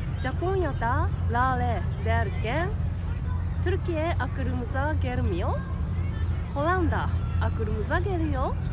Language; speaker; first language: Turkish; non-native, learner; Japanese